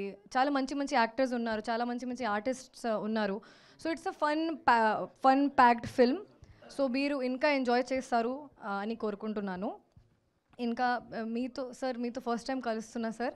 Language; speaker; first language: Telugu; non-native, fluent; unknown